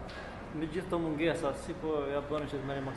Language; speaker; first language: Albanian; native; Albanian